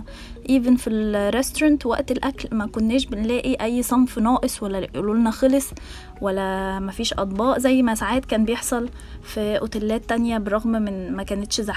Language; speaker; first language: Arabic; native; Arabic